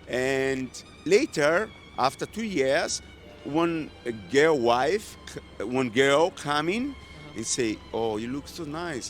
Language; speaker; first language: English; non-native, learner; Portuguese